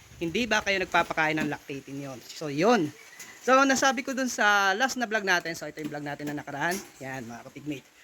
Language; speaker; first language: Filipino; non-native, local second language; Iloko